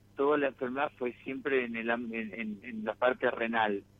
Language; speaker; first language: Spanish; native; Spanish